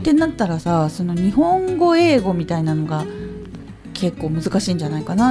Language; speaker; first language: Japanese; native; Japanese